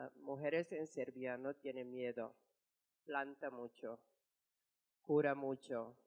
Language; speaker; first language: Spanish; non-native, fluent; Serbian